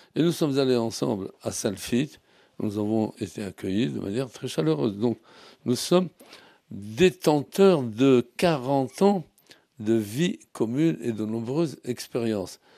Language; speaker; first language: French; native; French